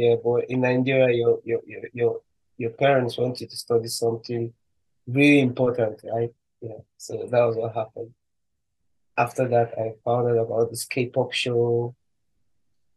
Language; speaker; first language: English; non-native, local second language; Igbo